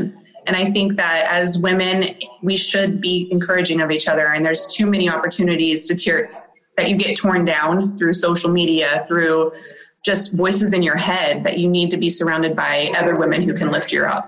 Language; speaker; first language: English; native; English